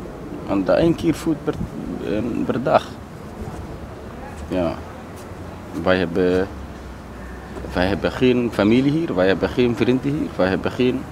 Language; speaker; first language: Dutch; non-native, learner; Somali